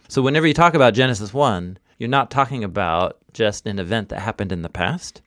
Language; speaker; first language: English; native; English